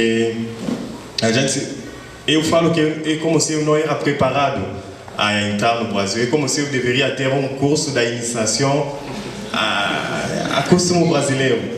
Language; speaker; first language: Portuguese; non-native, fluent; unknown